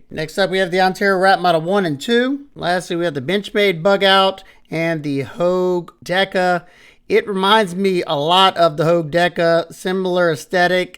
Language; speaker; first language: English; native; English